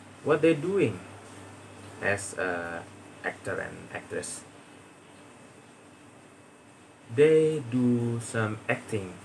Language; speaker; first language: English; non-native, learner; Indonesian